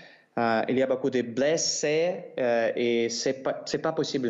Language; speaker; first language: French; non-native, learner; Russian